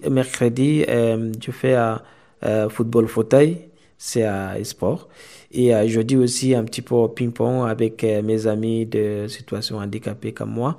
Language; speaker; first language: French; non-native, learner; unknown